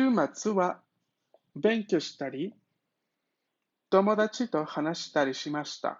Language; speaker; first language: Japanese; non-native, fluent; Spanish